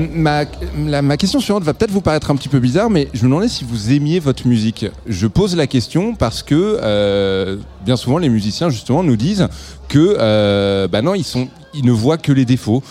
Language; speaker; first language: French; native; French